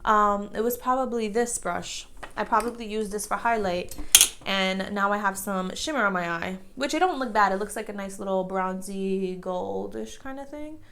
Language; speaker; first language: English; native; English